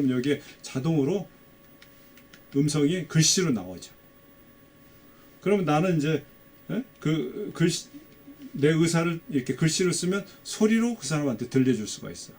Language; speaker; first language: Korean; native; Korean